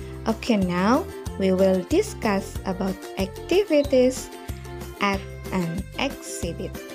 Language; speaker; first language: English; non-native, fluent; Indonesian